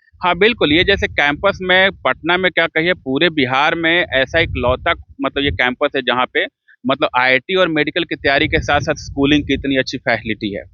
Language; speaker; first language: Hindi; native; Hindi